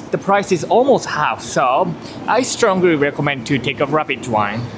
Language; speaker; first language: English; non-native, fluent; Japanese